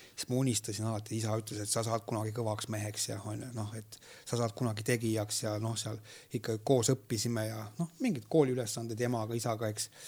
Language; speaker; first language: Estonian; native; Estonian